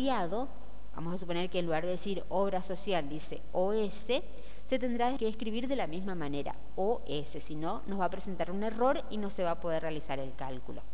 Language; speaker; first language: Spanish; native; Spanish